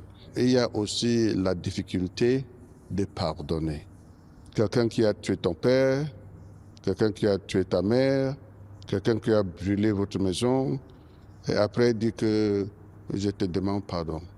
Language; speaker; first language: French; non-native, local second language; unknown